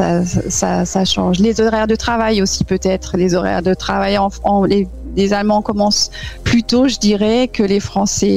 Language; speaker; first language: French; native; French